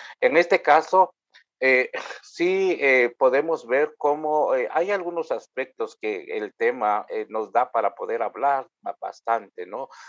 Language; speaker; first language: Spanish; non-native, local second language; Kʼicheʼ